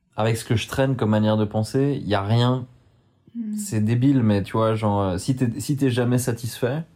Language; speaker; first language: French; native; French